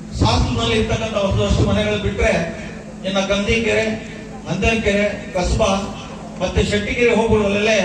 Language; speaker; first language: Kannada; non-native, local second language; Lambadi